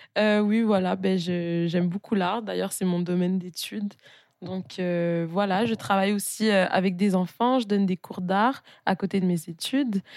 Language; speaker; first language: French; native; French